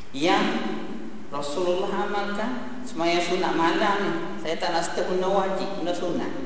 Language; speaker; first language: Malay; early bilingual, heritage; Arabic